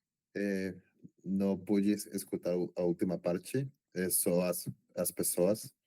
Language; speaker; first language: Portuguese; non-native, learner; Spanish